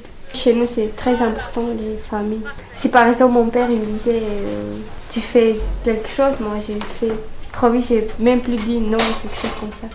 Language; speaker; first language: French; non-native, learner; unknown